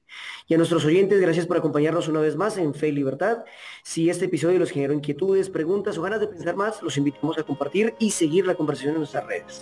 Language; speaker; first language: Spanish; native; Spanish